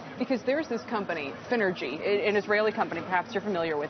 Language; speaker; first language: English; native; English